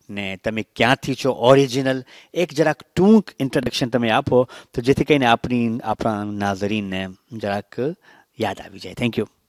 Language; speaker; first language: Gujarati; early bilingual, heritage; Gujarati